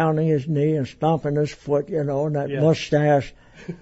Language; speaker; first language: English; native; English